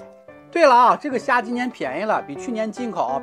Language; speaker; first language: Chinese; native; Chinese